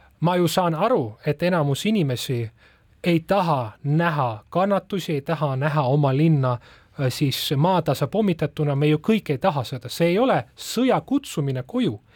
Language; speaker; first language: Estonian; non-native, local second language; Russian